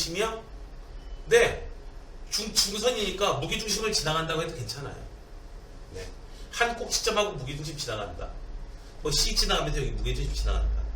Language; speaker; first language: Korean; native; Korean